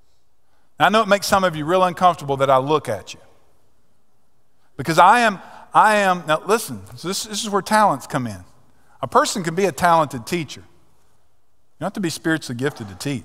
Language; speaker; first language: English; native; English